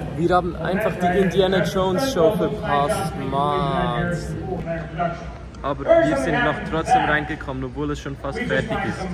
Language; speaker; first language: German; native; German